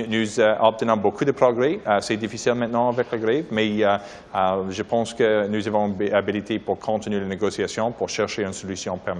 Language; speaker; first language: French; non-native, local second language; English